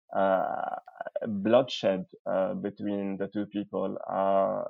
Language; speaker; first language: English; non-native, fluent; Arabic